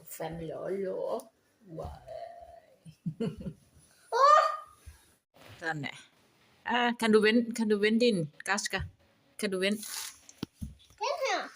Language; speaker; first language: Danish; non-native, learner; Thai